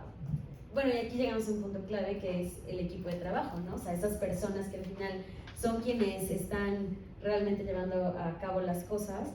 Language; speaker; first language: Spanish; native; Spanish